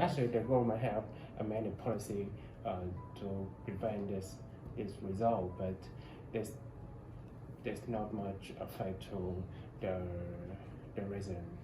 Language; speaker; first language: English; non-native, learner; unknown